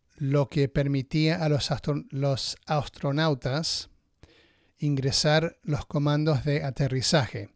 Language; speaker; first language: Spanish; native; Spanish